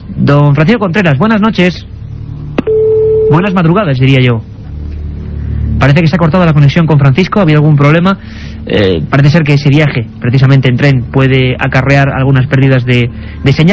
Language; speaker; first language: Spanish; native; Spanish